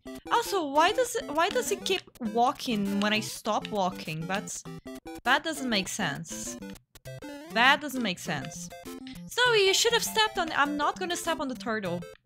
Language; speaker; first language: English; non-native, fluent; Portuguese